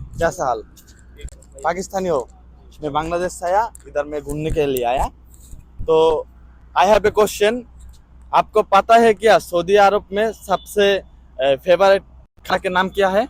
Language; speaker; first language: Hindi; non-native, learner; Bangla